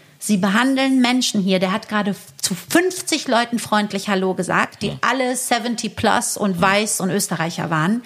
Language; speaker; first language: German; early bilingual, other home language; Persian